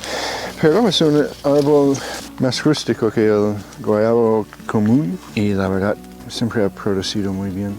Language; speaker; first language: Spanish; non-native, fluent; English